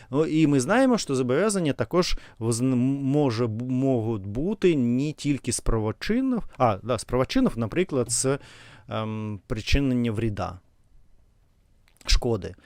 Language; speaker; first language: Ukrainian; non-native, learner; Russian